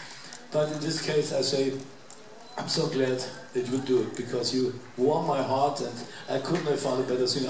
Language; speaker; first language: English; non-native, fluent; German